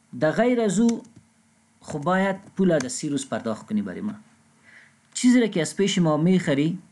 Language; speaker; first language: Persian; non-native, local second language; Pashto